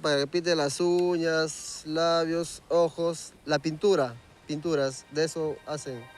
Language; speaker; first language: Spanish; native; Spanish